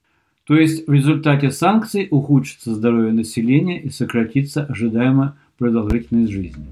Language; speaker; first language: Russian; native; Russian